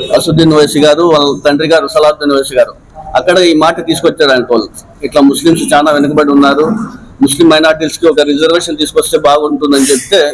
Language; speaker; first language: Telugu; non-native, local second language; Urdu